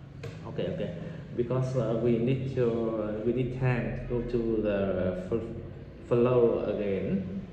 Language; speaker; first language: English; non-native, learner; Vietnamese